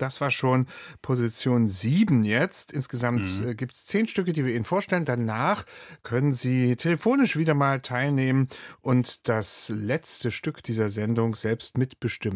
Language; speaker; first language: German; native; German